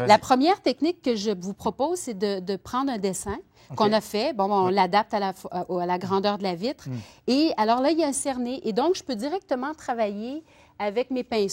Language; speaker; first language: French; native; French